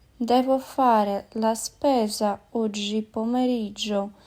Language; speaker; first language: Italian; non-native, fluent; Ukrainian